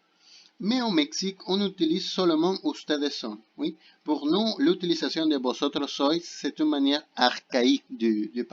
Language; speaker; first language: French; non-native, fluent; Spanish